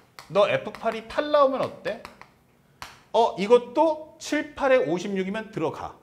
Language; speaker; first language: Korean; native; Korean